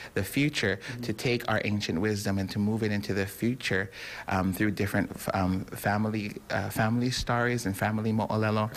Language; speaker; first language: English; native; English